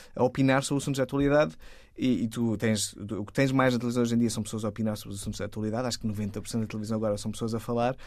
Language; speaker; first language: Portuguese; native; Portuguese